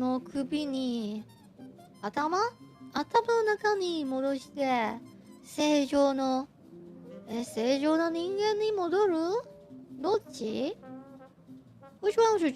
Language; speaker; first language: Japanese; non-native, fluent; Chinese